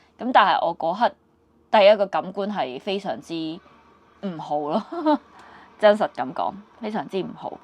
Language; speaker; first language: Cantonese; native; Cantonese